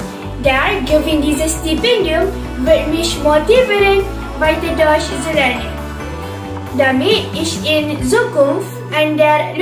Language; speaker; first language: German; non-native, learner; Malay